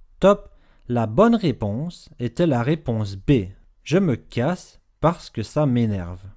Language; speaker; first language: French; native; French